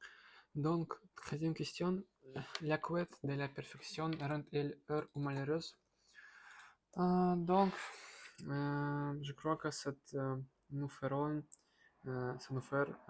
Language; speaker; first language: French; non-native, learner; Russian